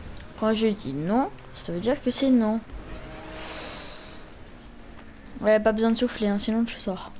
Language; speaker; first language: French; native; French